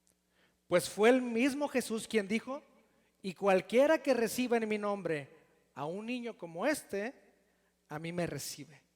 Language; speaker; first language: Spanish; native; Spanish